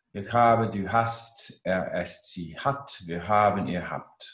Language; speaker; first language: German; non-native, fluent; English